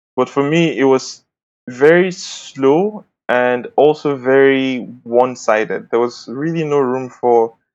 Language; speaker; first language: English; non-native, local second language; Bini